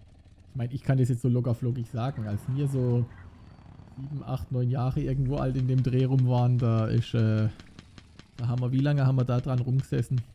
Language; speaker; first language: German; native; German